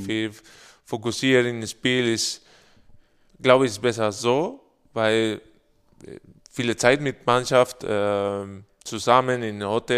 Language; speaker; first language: German; non-native, learner; Spanish